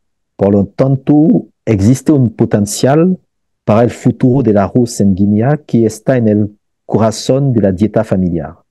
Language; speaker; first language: Spanish; non-native, fluent; French